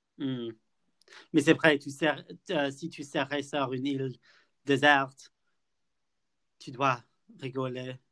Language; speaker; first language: French; non-native, fluent; English